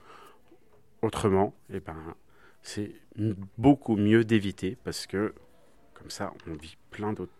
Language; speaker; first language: French; native; French